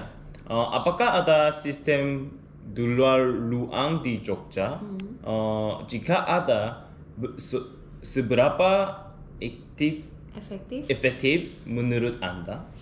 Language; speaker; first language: Indonesian; non-native, learner; Korean